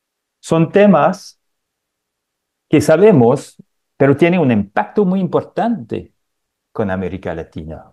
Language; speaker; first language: Spanish; non-native, fluent; French